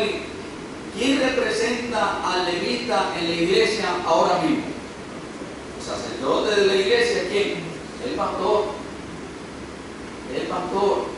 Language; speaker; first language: Spanish; native; Spanish